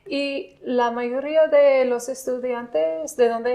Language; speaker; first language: Spanish; non-native, fluent; English